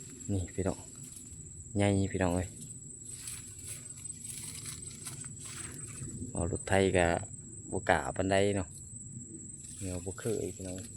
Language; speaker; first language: Thai; non-native, local second language; Northeastern Thai